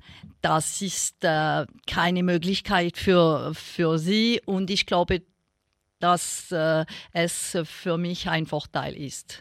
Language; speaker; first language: German; non-native, local second language; French